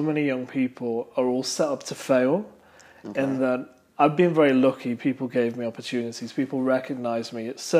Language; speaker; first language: English; native; English